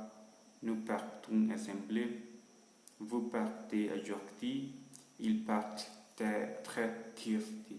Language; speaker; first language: French; non-native, learner; Spanish